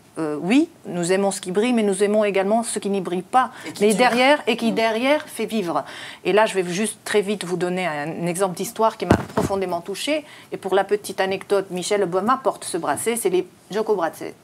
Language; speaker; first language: French; native; French